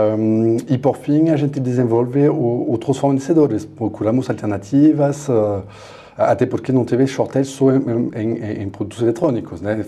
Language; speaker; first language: Portuguese; non-native, fluent; French